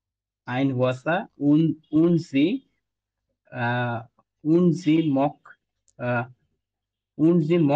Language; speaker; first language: German; non-native, learner; Bangla